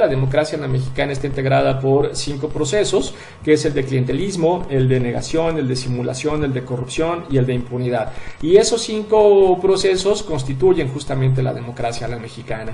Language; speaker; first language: Spanish; native; Spanish